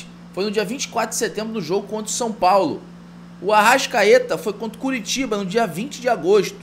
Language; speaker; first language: Portuguese; native; Portuguese